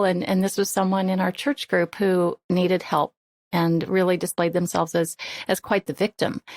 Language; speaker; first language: English; native; English